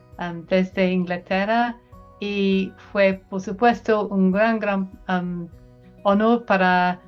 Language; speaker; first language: Spanish; non-native, fluent; English